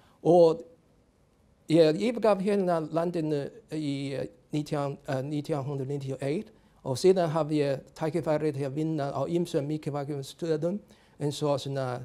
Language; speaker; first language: Icelandic; non-native, learner; Chinese